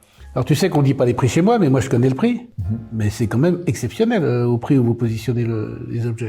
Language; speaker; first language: French; native; French